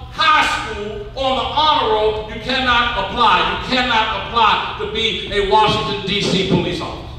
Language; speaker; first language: English; native; English